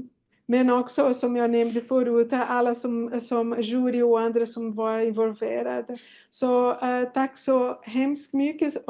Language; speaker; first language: Swedish; non-native, fluent; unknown